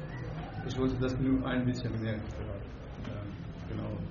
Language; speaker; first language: German; non-native, fluent; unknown